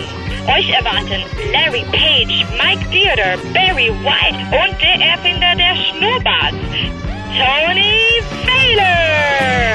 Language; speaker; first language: German; native; German